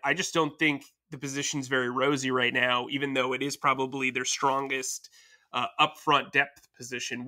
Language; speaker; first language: English; native; English